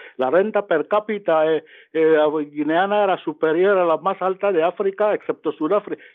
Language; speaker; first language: Spanish; non-native, local second language; Fang